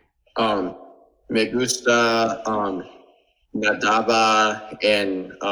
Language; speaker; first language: Spanish; non-native, learner; English